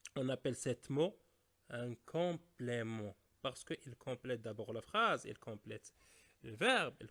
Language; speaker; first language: French; non-native, local second language; Arabic